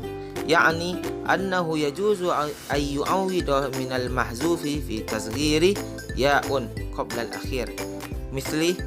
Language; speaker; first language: Arabic; non-native, learner; Indonesian